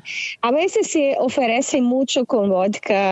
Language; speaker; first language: Spanish; non-native, fluent; Portuguese